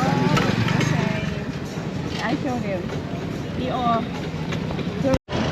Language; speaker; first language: English; non-native, learner; Thai